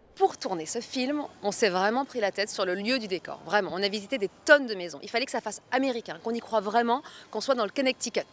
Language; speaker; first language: French; native; French